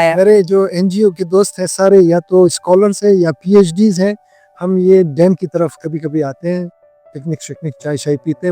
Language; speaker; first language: Urdu; non-native, local second language; Hazaragi